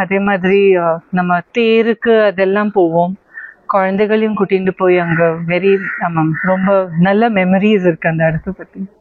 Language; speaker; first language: Tamil; early bilingual, heritage; Tamil